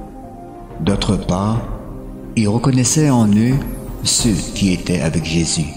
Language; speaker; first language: French; native; French